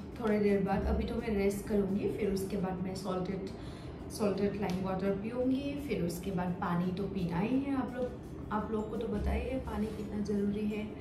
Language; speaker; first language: Hindi; non-native, local second language; Bodo